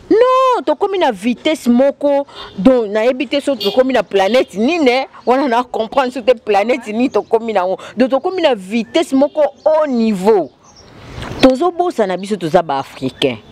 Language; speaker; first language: Lingala; native; Lingala